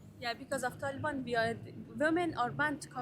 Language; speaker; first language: English; non-native, learner; Persian